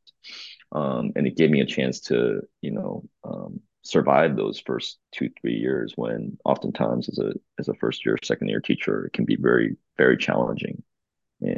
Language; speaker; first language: English; early bilingual, other home language; Korean